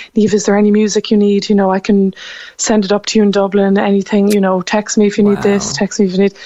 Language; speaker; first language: English; native; English